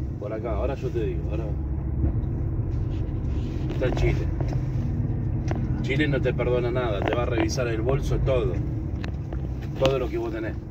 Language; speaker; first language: Spanish; native; Spanish